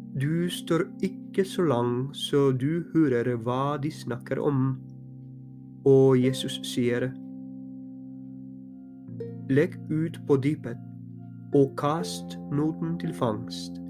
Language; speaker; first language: Norwegian; non-native, fluent; Polish